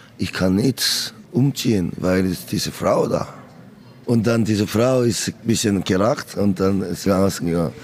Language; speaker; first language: German; non-native, learner; Korean